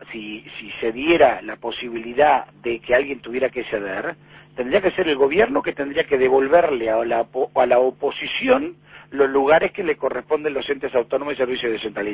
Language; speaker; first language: Spanish; native; Spanish